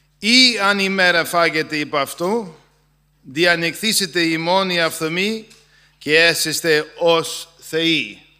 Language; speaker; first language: Greek; non-native, fluent; English